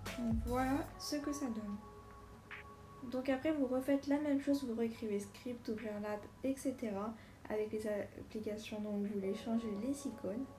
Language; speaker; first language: French; native; French